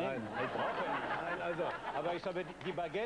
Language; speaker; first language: German; non-native, fluent; French